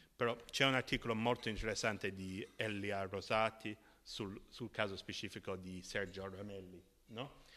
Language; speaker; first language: Italian; non-native, fluent; English